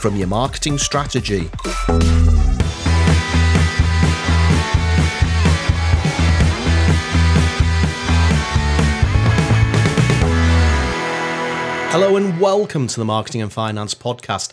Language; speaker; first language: English; native; English